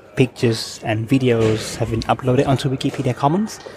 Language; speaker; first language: English; non-native, fluent; Thai